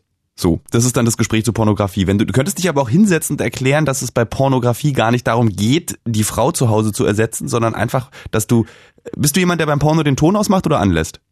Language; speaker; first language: German; native; German